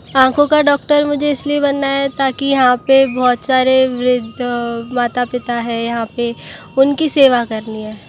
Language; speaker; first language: Hindi; non-native, local second language; Marathi